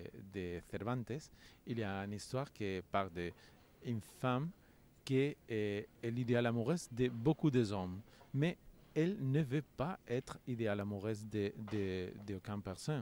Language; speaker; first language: French; non-native, fluent; Spanish